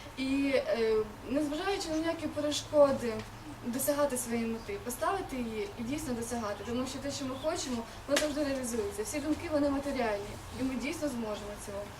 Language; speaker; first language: Ukrainian; non-native, local second language; Russian